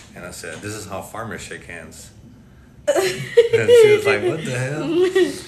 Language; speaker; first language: English; early bilingual, other home language; Spanish